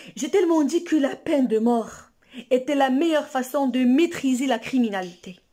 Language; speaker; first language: French; non-native, local second language; Arabic